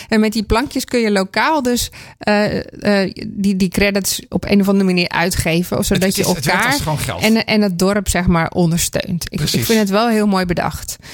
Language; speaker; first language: Dutch; native; Dutch